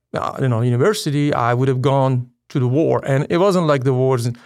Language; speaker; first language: English; non-native, fluent; Persian